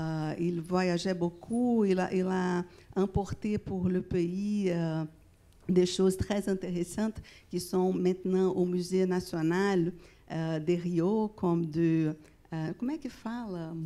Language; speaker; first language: French; non-native, fluent; Portuguese